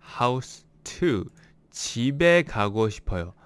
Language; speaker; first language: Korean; non-native, learner; English